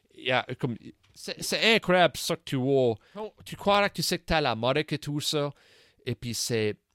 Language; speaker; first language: French; early bilingual, heritage; French